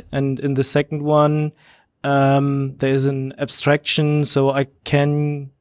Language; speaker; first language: English; non-native, fluent; German